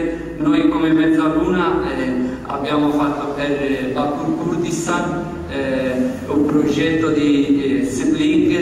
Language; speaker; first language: Italian; non-native, learner; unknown